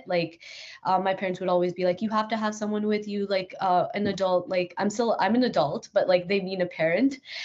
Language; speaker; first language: English; native; English